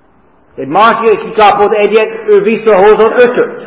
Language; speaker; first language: Hungarian; non-native, fluent; English